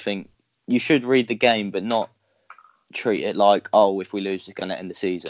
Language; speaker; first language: English; native; English